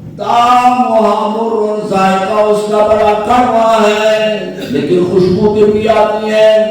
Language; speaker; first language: Urdu; non-native, local second language; Pashto